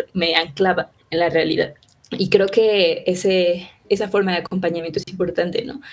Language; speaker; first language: Spanish; native; Spanish